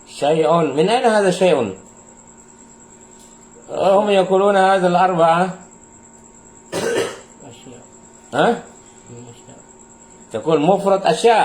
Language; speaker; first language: Arabic; non-native, fluent; Indonesian